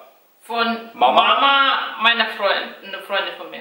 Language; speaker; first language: German; non-native, learner; Russian